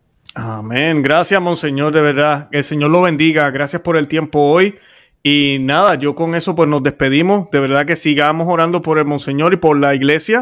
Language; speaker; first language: Spanish; native; Spanish